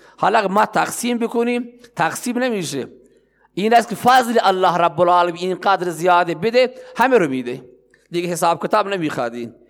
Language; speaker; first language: Persian; non-native, local second language; Baluchi